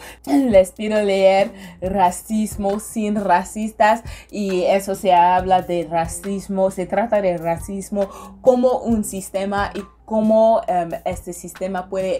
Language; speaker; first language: Spanish; non-native, fluent; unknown